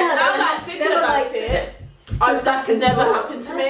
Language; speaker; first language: English; native; English